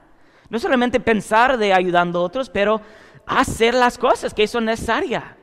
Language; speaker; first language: Spanish; non-native, learner; English